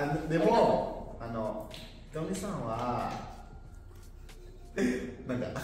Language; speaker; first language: Japanese; non-native, fluent; Indonesian